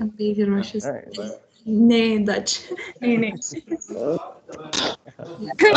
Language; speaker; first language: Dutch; non-native, learner; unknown